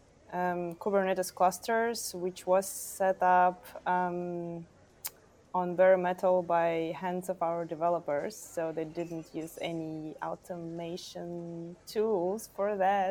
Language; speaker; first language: English; non-native, fluent; Ukrainian